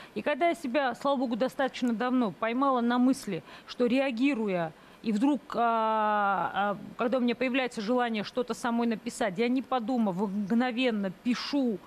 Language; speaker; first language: Russian; native; Russian